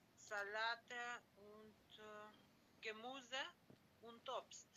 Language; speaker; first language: German; non-native, learner; Macedonian